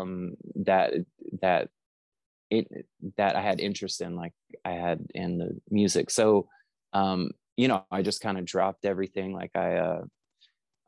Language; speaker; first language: English; native; English